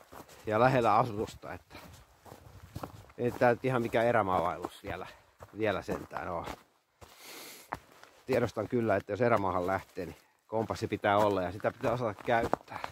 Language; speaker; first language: Finnish; native; Finnish